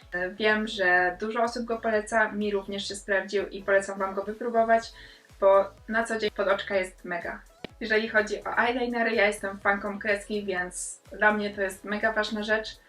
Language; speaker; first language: Polish; native; Polish